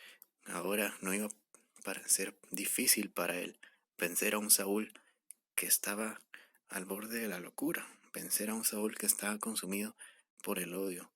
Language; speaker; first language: Spanish; native; Spanish